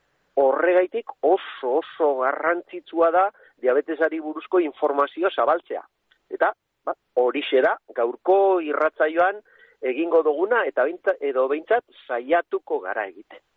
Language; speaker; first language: Basque; native; Basque